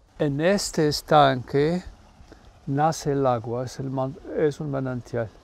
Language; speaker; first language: Spanish; non-native, fluent; Polish